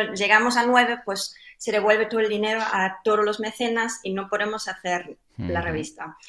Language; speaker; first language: Spanish; non-native, fluent; German